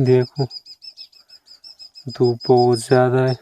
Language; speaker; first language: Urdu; non-native, local second language; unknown